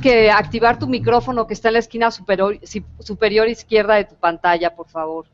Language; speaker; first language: Spanish; native; Spanish